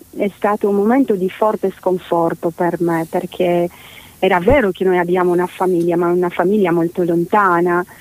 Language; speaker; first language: Italian; non-native, fluent; Romanian